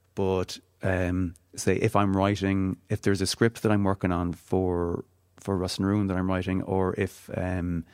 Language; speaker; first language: English; native; English